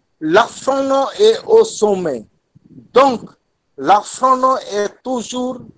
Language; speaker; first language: French; non-native, fluent; Bangla